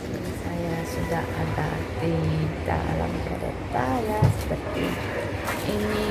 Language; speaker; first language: Indonesian; non-native, fluent; Polish